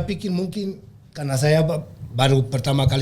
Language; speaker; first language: Indonesian; non-native, learner; Spanish